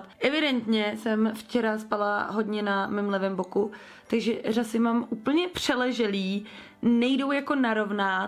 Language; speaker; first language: Czech; native; Czech